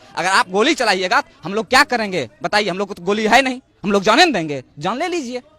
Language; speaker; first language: Hindi; native; Hindi